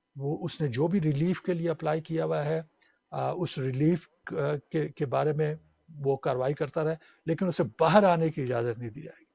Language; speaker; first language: Urdu; native; Urdu